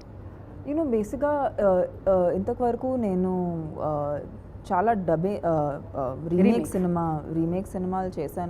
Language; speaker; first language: Telugu; non-native, fluent; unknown